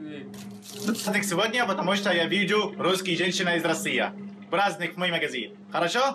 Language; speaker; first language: Russian; non-native, learner; Arabic